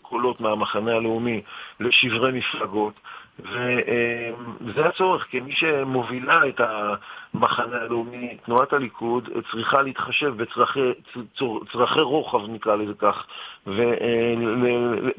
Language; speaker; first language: Hebrew; native; Hebrew